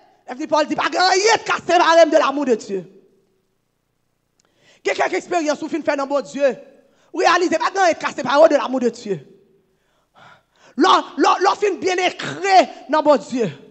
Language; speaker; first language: French; native; French